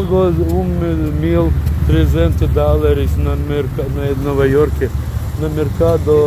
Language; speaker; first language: Portuguese; non-native, learner; English